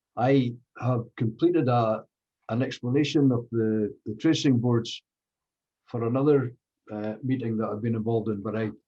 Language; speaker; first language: English; native; English